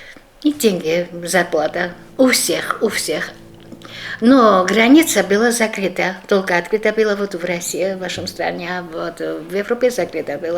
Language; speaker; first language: Russian; non-native, fluent; Georgian